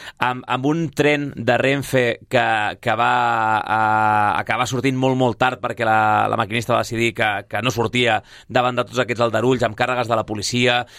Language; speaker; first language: Catalan; native; Catalan